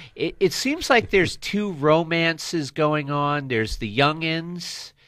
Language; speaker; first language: English; native; English